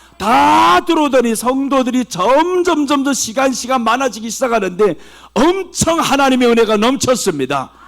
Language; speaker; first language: Korean; early bilingual, heritage; Korean